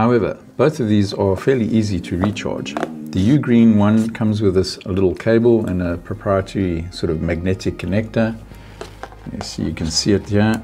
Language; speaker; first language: English; native; English